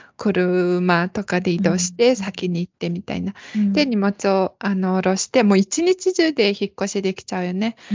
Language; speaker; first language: Japanese; non-native, fluent; Mongolian